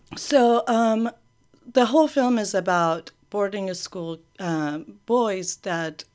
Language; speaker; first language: English; early bilingual, other home language; Persian